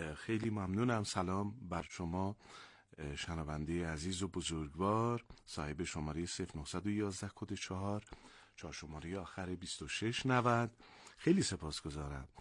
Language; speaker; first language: Persian; non-native, local second language; Azerbaijani